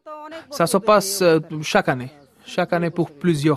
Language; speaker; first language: French; non-native, fluent; Bangla